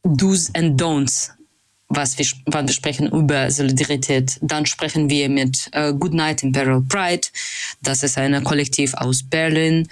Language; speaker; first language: German; non-native, fluent; Russian